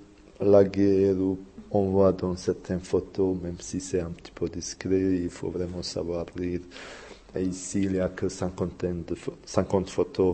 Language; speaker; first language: French; non-native, fluent; Bosnian